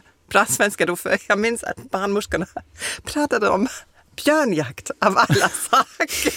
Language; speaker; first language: Swedish; non-native, fluent; German